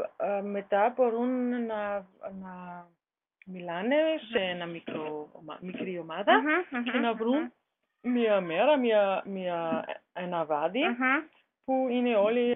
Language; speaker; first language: Greek; non-native, learner; German